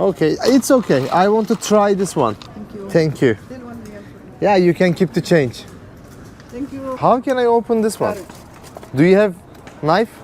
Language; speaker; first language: English; non-native, learner; Turkish